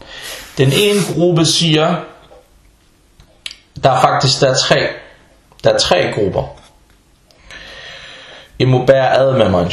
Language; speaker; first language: Danish; non-native, fluent; Arabic